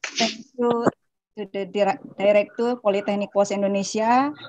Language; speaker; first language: English; non-native, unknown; Indonesian